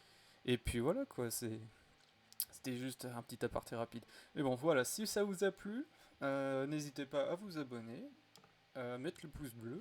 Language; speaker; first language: French; native; French